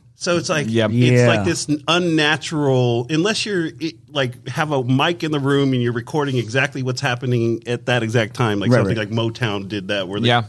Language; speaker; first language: English; native; English